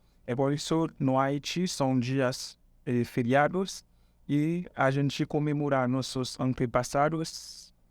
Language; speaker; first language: Portuguese; non-native, fluent; Haitian Creole